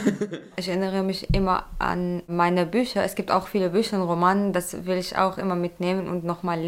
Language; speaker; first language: German; non-native, learner; Arabic